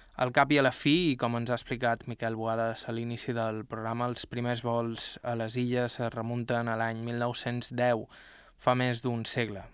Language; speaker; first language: Catalan; native; Catalan